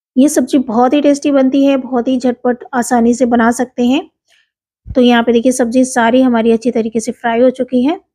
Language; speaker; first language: Hindi; native; Hindi